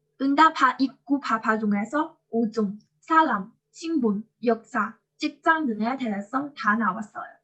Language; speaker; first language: Korean; non-native, learner; Chinese